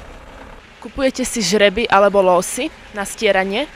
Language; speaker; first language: Slovak; native; Slovak